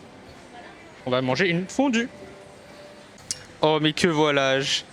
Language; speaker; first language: French; native; French